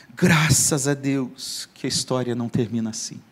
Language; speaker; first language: Portuguese; native; Portuguese